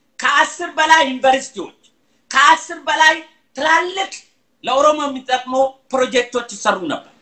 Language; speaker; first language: Amharic; non-native, local second language; Oromo